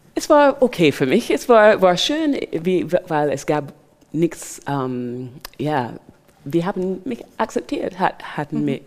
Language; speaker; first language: German; non-native, fluent; English